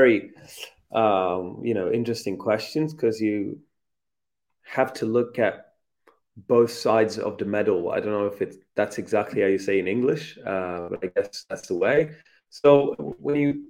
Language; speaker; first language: English; non-native, fluent; Italian